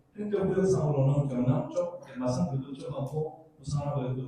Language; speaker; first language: Korean; native; Korean